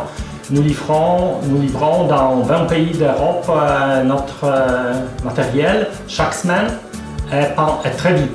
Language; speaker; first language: French; non-native, fluent; Polish